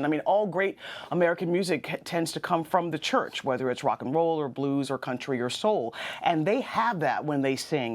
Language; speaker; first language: English; native; English